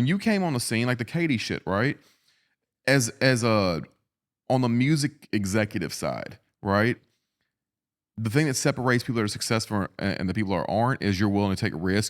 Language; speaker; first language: English; native; English